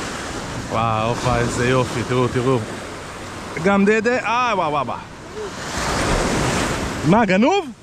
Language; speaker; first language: Hebrew; native; Hebrew